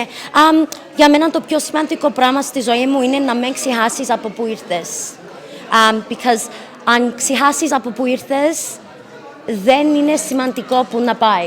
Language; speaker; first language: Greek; early bilingual, heritage; English